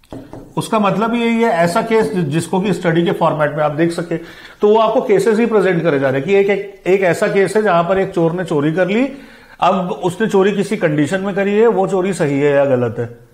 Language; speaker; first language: Hindi; native; Hindi